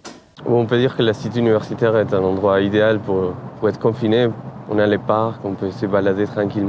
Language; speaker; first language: French; non-native, fluent; Italian